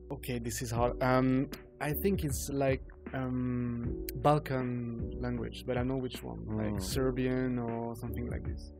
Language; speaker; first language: English; native; English